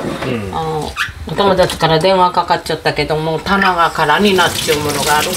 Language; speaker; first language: Japanese; native; Japanese